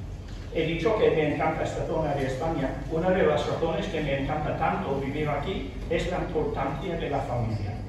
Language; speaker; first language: Spanish; non-native, fluent; English